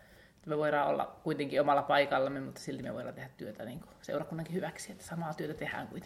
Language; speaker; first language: Finnish; native; Finnish